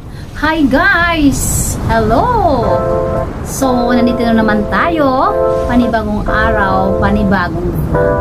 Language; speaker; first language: Filipino; non-native, local second language; Cebuano